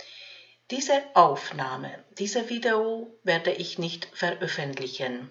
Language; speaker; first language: German; non-native, fluent; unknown